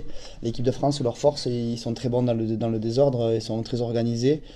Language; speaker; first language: French; native; French